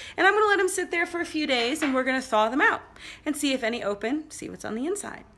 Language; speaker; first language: English; native; English